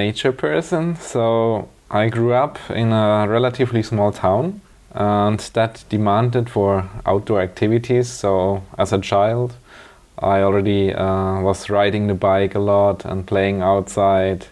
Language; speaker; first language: English; non-native, fluent; German